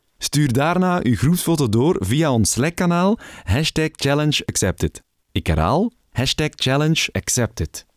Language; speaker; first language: Dutch; native; Dutch